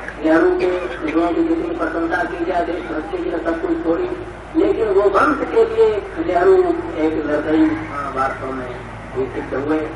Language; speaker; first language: Hindi; native; Hindi